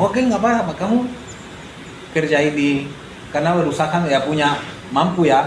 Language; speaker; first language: Indonesian; non-native, fluent; Spanish